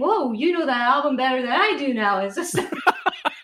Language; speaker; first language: English; non-native, fluent; French